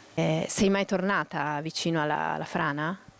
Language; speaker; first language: Italian; native; Italian